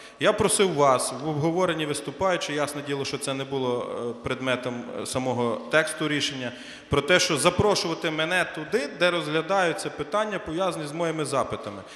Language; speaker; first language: Ukrainian; native; Ukrainian